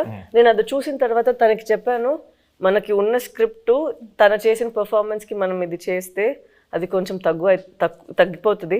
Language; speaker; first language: Telugu; non-native, local second language; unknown